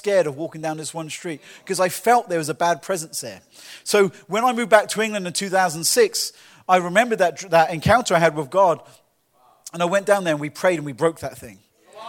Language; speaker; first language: English; native; English